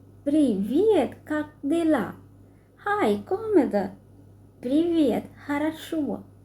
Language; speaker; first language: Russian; non-native, fluent; Sinhala